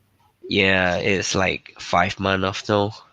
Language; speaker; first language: English; non-native, learner; Thai